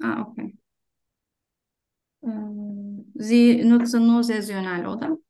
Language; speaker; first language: German; non-native, fluent; Turkish